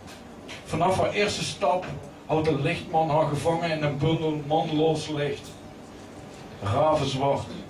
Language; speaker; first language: Dutch; native; Dutch